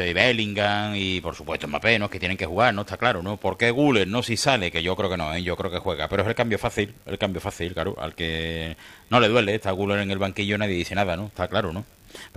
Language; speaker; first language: Spanish; native; Spanish